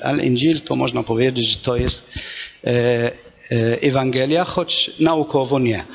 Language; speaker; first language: Polish; non-native, fluent; Arabic